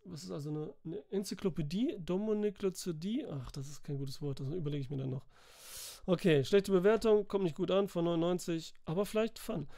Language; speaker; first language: German; native; German